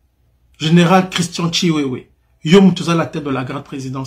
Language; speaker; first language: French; non-native, local second language; Lingala